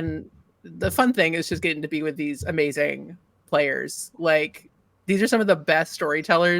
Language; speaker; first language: English; native; English